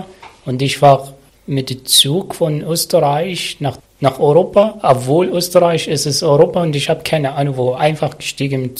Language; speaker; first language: German; non-native, learner; Arabic